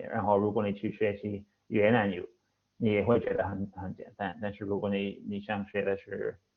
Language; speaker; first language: Chinese; non-native, fluent; English